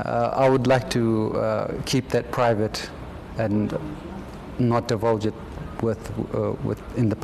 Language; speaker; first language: English; non-native, fluent; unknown